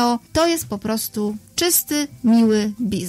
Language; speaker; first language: Polish; native; Polish